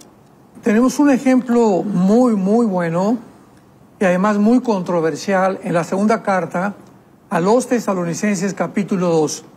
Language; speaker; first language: Spanish; native; Spanish